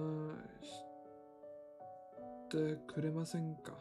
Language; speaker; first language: Japanese; non-native, learner; English